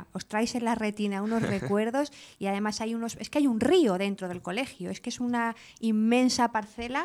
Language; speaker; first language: Spanish; native; Spanish